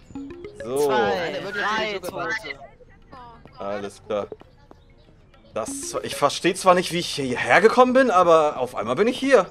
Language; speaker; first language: German; native; German